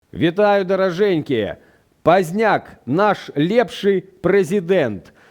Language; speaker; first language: Belarusian; non-native, local second language; Russian